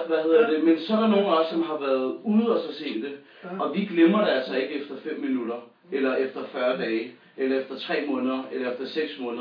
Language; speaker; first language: Danish; native; Danish